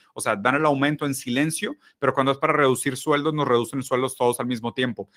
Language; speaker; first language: Spanish; early bilingual, other home language; Portuguese